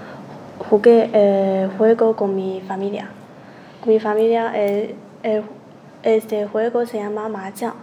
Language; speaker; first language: Spanish; non-native, learner; Chinese